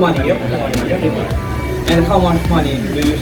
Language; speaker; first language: English; non-native, learner; Russian